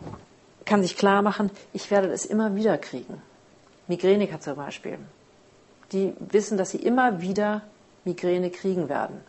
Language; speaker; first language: German; native; German